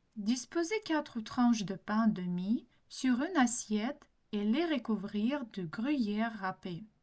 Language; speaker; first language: French; non-native, fluent; Ukrainian